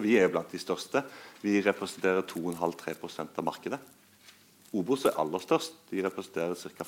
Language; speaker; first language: Norwegian; native; Norwegian